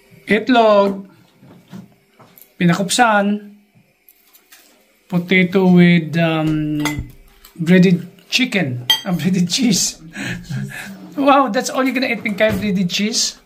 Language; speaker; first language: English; non-native, local second language; Filipino